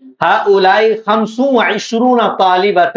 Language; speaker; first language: Arabic; non-native, fluent; Urdu